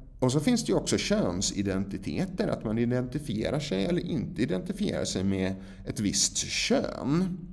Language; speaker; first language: Swedish; native; Swedish